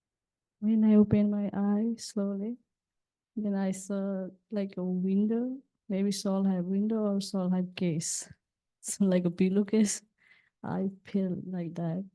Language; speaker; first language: English; non-native, fluent; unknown